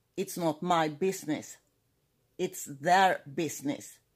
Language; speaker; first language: English; non-native, fluent; Swedish